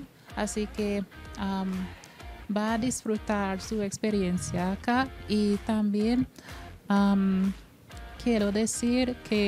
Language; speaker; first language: Spanish; non-native, fluent; English